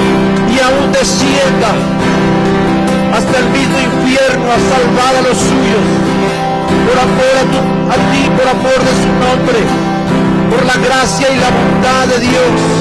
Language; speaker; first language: Spanish; native; Spanish